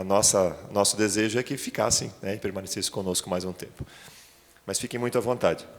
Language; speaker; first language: Portuguese; native; Portuguese